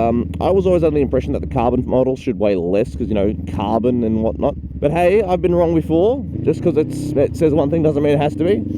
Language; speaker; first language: English; native; English